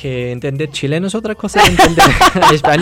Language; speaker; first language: Spanish; non-native, fluent; English